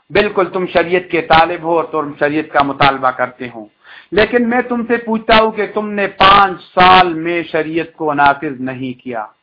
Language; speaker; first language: Urdu; non-native, local second language; Pashto